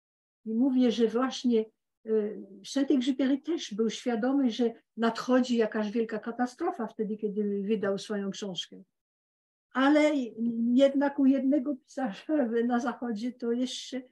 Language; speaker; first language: Polish; early bilingual, heritage; Polish